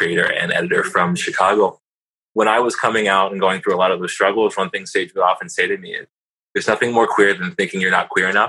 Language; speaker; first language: English; native; English